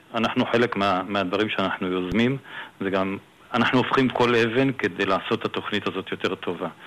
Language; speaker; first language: Hebrew; native; Hebrew